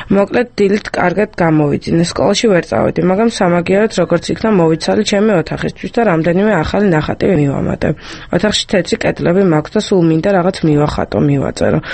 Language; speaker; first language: Georgian; early bilingual, other home language; French